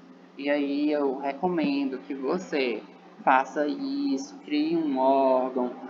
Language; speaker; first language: Portuguese; native; Portuguese